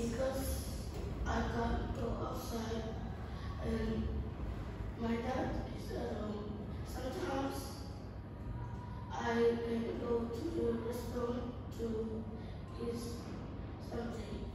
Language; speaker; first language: English; non-native, learner; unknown